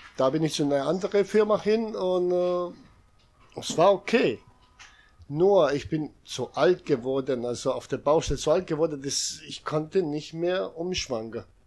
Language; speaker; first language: German; non-native, fluent; Serbian